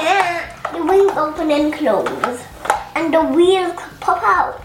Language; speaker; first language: English; native; English